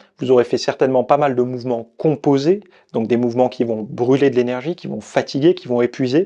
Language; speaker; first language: French; native; French